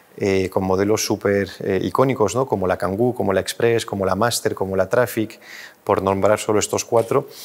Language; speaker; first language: Spanish; non-native, fluent; French